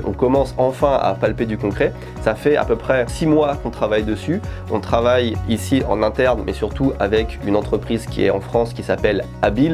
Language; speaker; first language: French; native; French